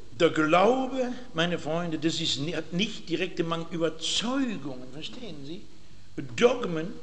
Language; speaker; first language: German; native; German